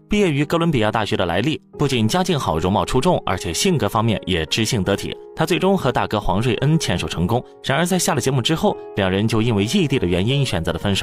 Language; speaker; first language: Chinese; native; Chinese